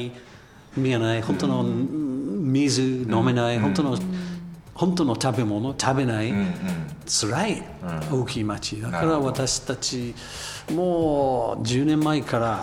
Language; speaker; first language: Japanese; non-native, learner; English